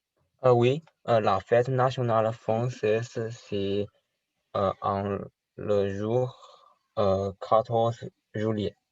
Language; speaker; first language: French; non-native, learner; Chinese